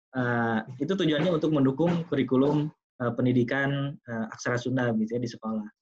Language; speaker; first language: Indonesian; non-native, local second language; Sundanese